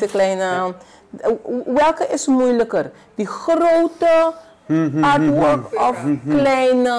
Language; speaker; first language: Dutch; non-native, local second language; Papiamento